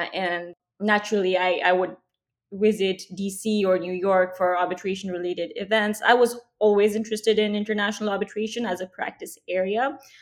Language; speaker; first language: English; non-native, local second language; Hindi